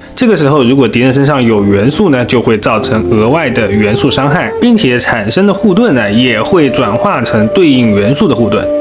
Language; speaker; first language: Chinese; native; Chinese